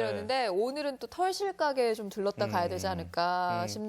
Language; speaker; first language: Korean; native; Korean